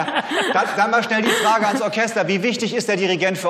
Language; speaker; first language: German; native; German